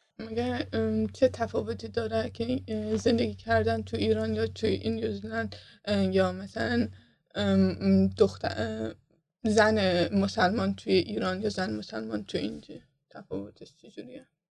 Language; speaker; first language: Persian; native; Persian